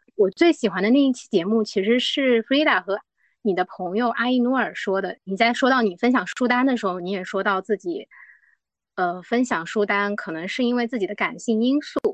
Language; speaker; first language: Chinese; non-native, local second language; Uyghur